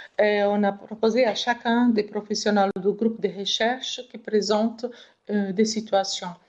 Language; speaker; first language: French; non-native, fluent; Portuguese